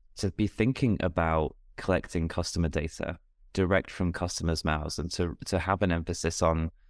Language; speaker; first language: English; native; English